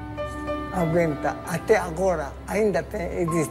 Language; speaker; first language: Portuguese; non-native, learner; Japanese